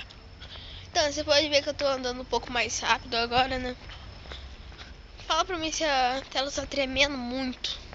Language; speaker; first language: Portuguese; native; Portuguese